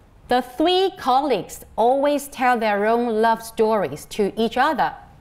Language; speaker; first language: English; non-native, local second language; Cantonese